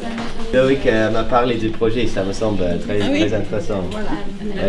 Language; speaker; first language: French; non-native, fluent; English